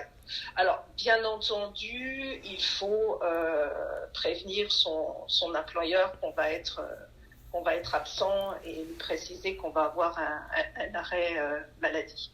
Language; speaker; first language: French; native; French